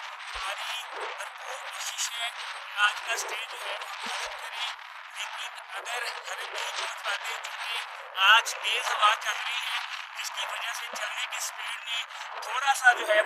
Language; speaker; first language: Urdu; non-native, local second language; Punjabi